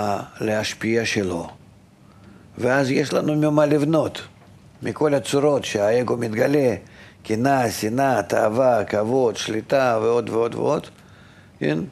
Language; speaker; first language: Hebrew; non-native, fluent; Russian